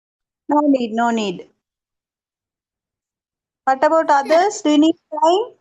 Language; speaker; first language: English; non-native, local second language; Tamil